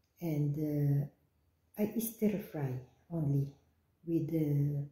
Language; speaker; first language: English; non-native, local second language; Filipino